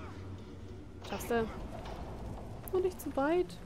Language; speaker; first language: German; native; German